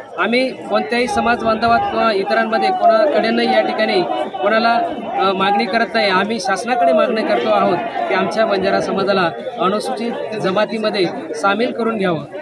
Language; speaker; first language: Marathi; non-native, local second language; Lambadi